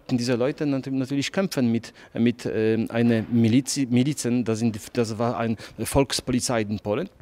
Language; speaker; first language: German; non-native, learner; Polish